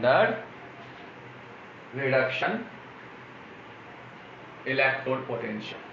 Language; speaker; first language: English; non-native, local second language; Hindi